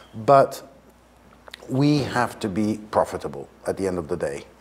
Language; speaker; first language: English; native; English